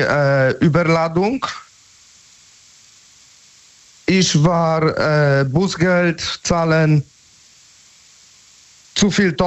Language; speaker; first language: German; non-native, learner; Polish